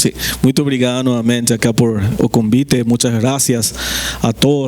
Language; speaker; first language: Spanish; non-native, fluent; Portuguese